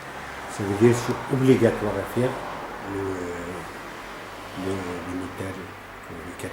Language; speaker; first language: French; non-native, learner; Arabic